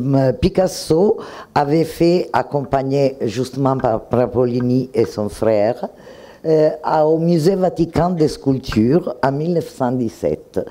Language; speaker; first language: French; non-native, fluent; Italian